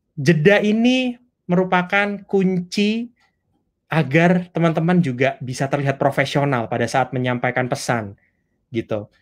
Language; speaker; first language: Indonesian; native; Indonesian